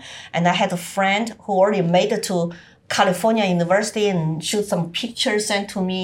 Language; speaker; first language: English; non-native, fluent; Chinese